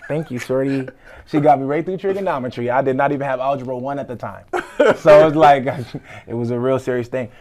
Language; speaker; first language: English; native; English